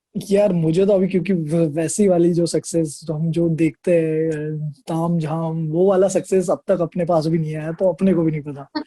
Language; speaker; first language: Hindi; non-native, local second language; Marathi